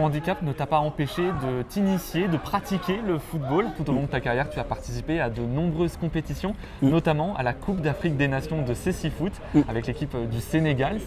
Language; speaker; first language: French; native; French